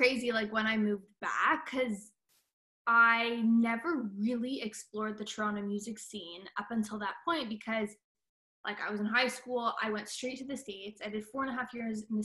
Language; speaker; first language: English; native; English